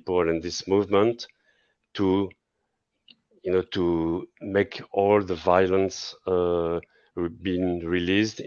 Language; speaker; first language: English; non-native, fluent; French